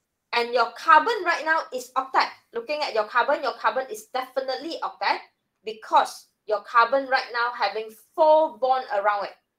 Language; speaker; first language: English; non-native, local second language; Malay